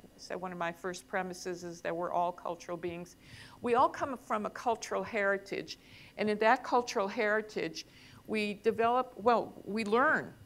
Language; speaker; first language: English; native; English